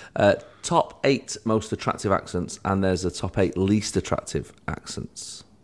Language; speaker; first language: English; native; English